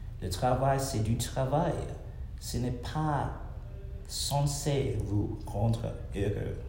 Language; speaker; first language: French; non-native, learner; English